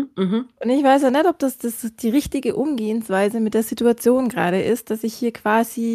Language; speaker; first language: German; native; German